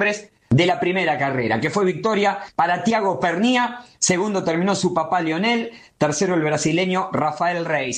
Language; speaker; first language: Spanish; native; Spanish